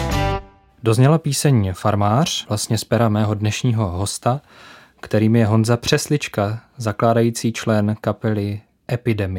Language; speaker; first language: Czech; native; Czech